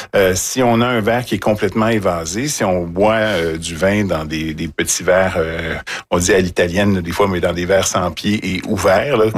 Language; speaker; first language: French; native; French